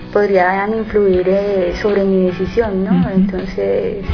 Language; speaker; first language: Spanish; native; Spanish